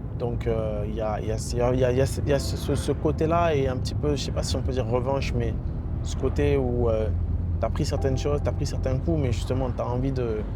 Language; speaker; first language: French; native; French